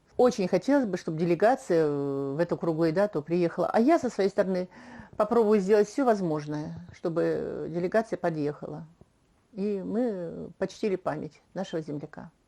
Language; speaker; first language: Russian; non-native, local second language; Chuvash